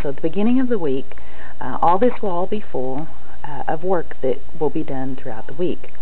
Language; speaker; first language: English; native; English